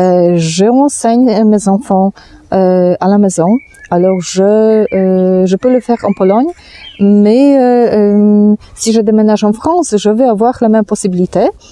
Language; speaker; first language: French; non-native, fluent; Polish